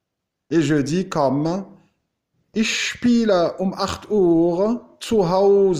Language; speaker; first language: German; non-native, fluent; Arabic